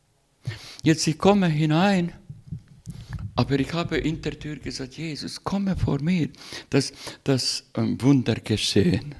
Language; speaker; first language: German; non-native, learner; Russian